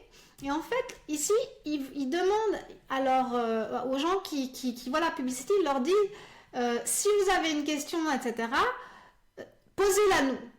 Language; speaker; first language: French; native; French